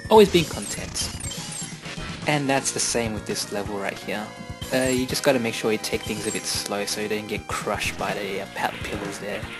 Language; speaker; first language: English; native; English